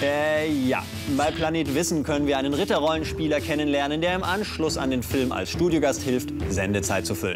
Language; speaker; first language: German; native; German